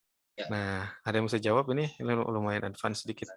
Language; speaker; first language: Indonesian; native; Indonesian